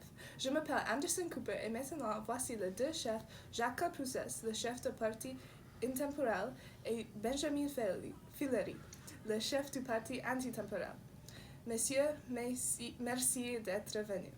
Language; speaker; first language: French; non-native, local second language; English